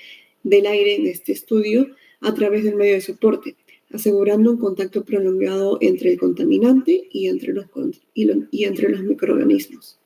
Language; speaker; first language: Spanish; native; Spanish